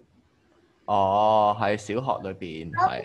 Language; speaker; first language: Cantonese; native; Cantonese